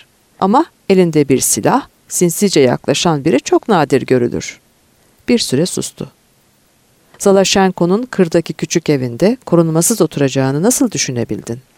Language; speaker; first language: Turkish; native; Turkish